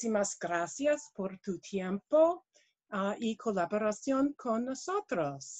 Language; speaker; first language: Spanish; non-native, learner; English